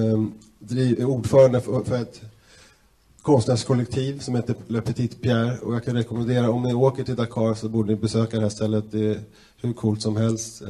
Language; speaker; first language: Swedish; native; Swedish